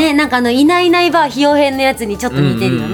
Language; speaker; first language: Japanese; native; Japanese